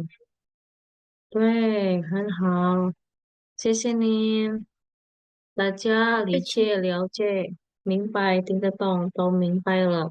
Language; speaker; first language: Chinese; non-native, fluent; Indonesian